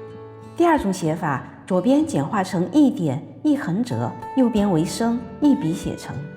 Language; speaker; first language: Chinese; native; Chinese